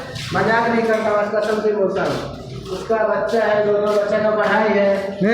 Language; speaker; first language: Hindi; non-native, learner; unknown